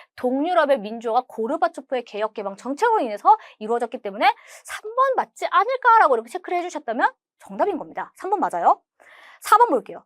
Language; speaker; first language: Korean; native; Korean